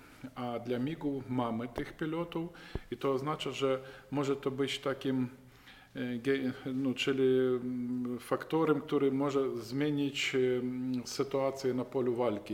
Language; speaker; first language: Polish; non-native, fluent; Ukrainian